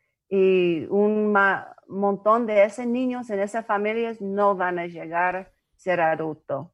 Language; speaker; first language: Spanish; non-native, learner; English